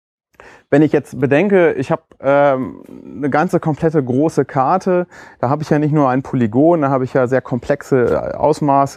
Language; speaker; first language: German; native; German